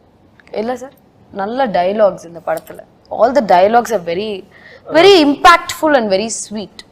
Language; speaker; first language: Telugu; non-native, local second language; Tamil